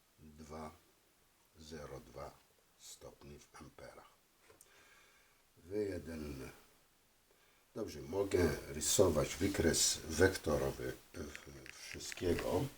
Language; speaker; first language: Polish; non-native, learner; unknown